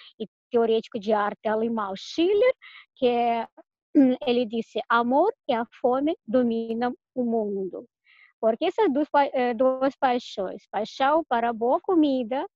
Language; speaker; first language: Portuguese; non-native, fluent; Russian